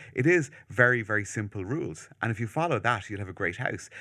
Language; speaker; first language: English; native; English